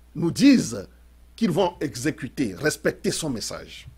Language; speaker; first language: French; non-native, local second language; Ewe